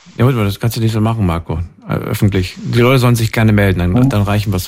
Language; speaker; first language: German; native; German